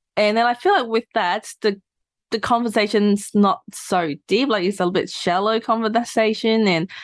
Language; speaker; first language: English; non-native, local second language; Cantonese